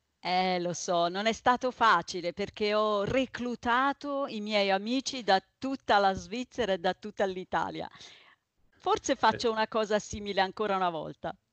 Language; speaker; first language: Italian; native; Italian